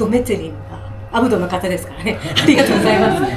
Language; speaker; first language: Japanese; native; Japanese